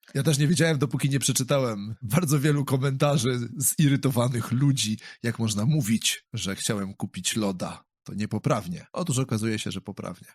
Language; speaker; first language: Polish; native; Polish